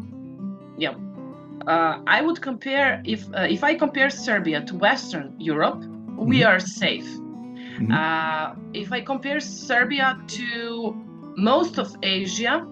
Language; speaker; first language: English; non-native, fluent; Serbian